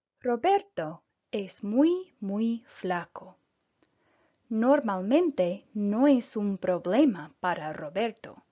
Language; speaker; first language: Spanish; non-native, fluent; English